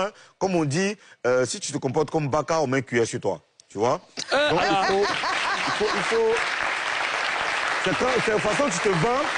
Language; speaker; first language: French; native; French